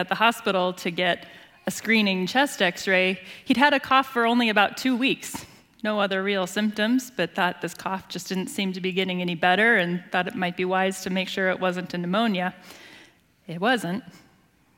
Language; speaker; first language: English; native; English